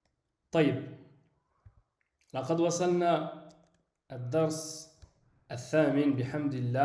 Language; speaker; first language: Arabic; non-native, fluent; French